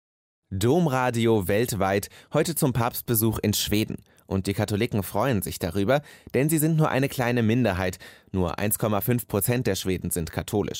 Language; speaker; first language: German; native; German